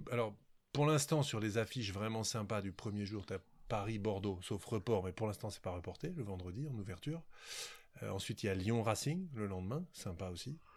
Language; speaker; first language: French; native; French